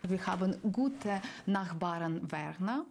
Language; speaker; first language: German; non-native, learner; Ukrainian